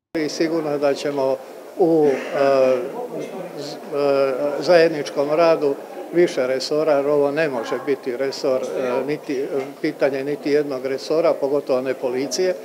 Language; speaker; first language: Croatian; native; Croatian